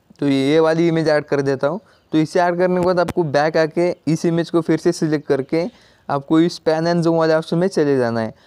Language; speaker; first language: Hindi; non-native, local second language; Marathi